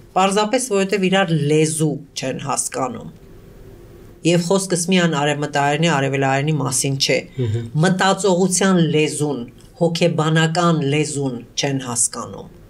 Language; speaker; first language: Armenian; early bilingual, heritage; Armenian